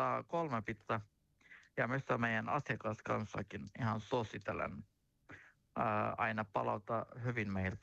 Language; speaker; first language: Finnish; non-native, learner; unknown